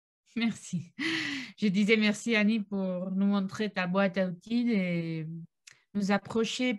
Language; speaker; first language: French; non-native, fluent; Catalan